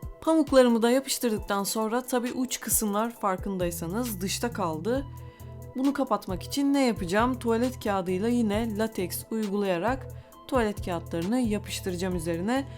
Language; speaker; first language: Turkish; native; Turkish